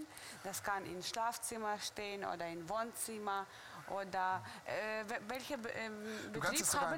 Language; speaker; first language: German; non-native, fluent; Russian